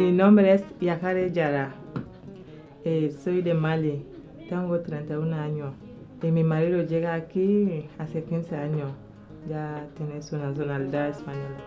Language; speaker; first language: Spanish; non-native, learner; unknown